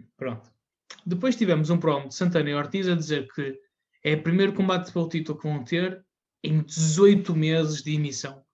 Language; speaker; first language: Portuguese; native; Portuguese